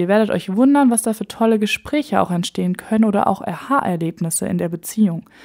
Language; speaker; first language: German; native; German